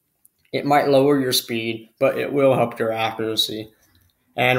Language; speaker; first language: English; native; English